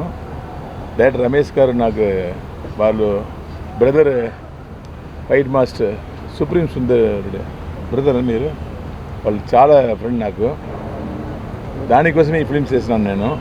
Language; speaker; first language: Telugu; non-native, learner; Tamil